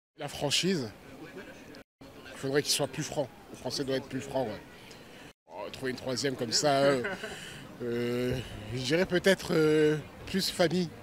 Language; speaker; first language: French; early bilingual, other home language; Lingala